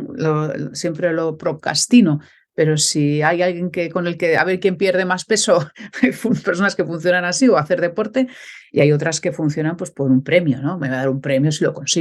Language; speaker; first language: Spanish; native; Spanish